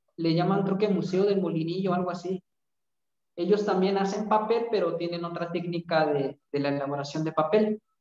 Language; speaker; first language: Spanish; native; Spanish